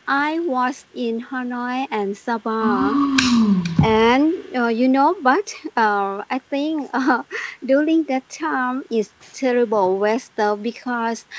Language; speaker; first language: English; non-native, learner; Thai